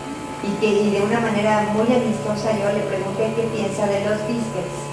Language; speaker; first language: Spanish; native; Spanish